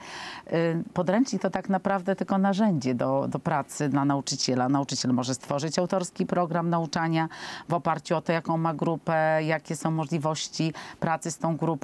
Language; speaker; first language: Polish; native; Polish